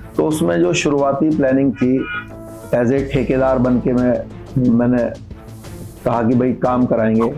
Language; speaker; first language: Hindi; native; Hindi